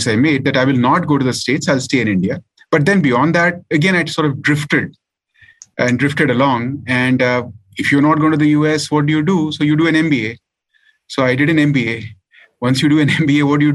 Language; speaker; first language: English; non-native, local second language; Hindi